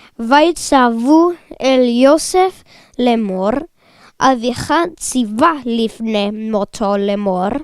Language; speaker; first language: Hebrew; non-native, learner; English